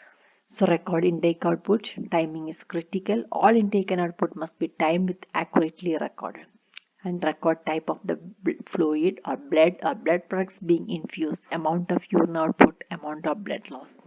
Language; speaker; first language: English; non-native, local second language; Malayalam